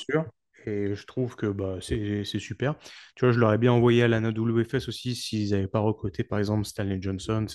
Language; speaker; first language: French; native; French